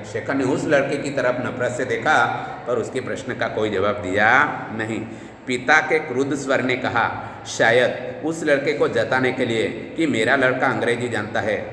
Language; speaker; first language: Hindi; non-native, local second language; Gujarati